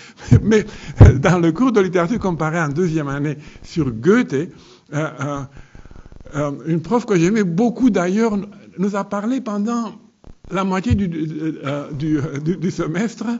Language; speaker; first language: French; non-native, fluent; Romanian